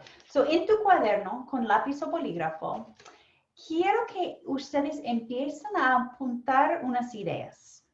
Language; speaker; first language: Spanish; non-native, fluent; English